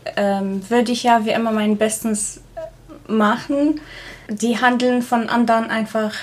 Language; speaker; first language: German; non-native, fluent; Arabic